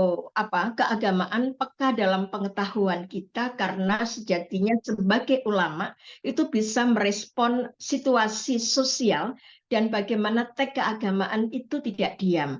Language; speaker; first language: Indonesian; native; Indonesian